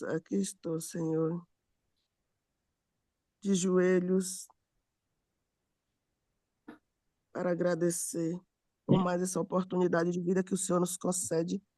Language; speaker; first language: Portuguese; native; Portuguese